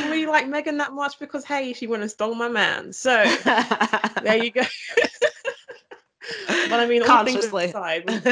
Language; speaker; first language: English; native; English